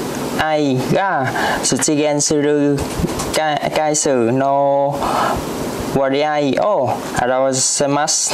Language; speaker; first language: Japanese; non-native, learner; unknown